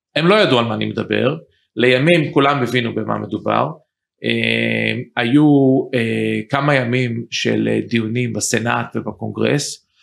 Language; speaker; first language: Hebrew; early bilingual, heritage; Hebrew